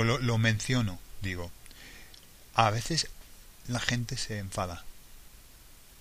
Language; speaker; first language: Spanish; non-native, fluent; English